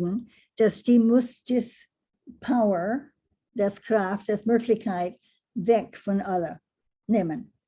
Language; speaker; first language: German; non-native, learner; English